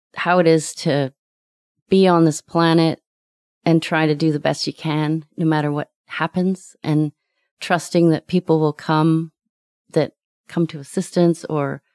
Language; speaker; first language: English; native; English